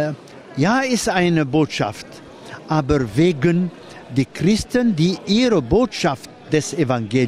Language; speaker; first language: German; non-native, fluent; Arabic